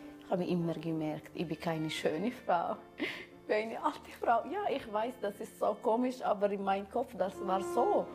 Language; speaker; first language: German; non-native, learner; Arabic